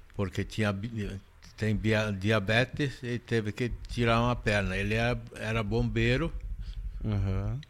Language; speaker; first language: Portuguese; native; Portuguese